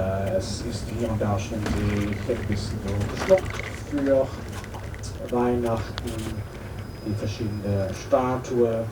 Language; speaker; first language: German; non-native, fluent; English